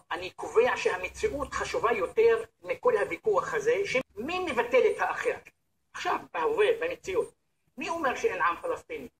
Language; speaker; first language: Hebrew; non-native, local second language; Arabic